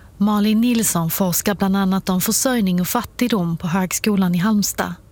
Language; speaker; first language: Swedish; native; Swedish